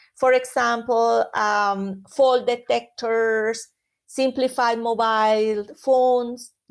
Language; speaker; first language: English; non-native, fluent; Spanish